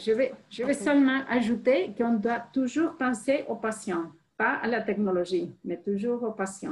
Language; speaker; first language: French; non-native, fluent; Spanish